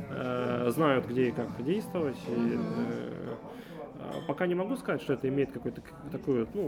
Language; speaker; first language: Russian; native; Russian